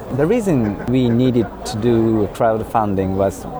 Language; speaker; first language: English; non-native, fluent; Japanese